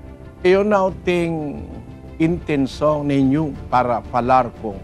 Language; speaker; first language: Portuguese; non-native, learner; Filipino